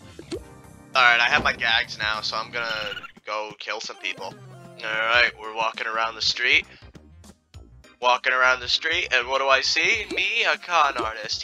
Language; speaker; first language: English; native; English